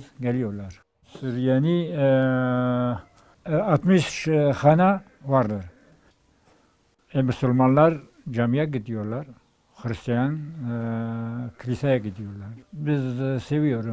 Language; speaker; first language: Turkish; non-native, local second language; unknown